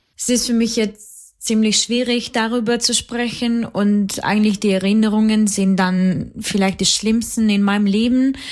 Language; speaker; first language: German; non-native, fluent; Ukrainian